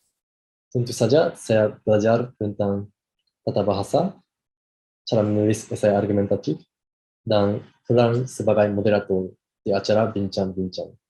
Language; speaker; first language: Indonesian; non-native, fluent; Japanese